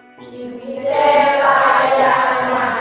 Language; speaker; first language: Japanese; non-native, learner; Chinese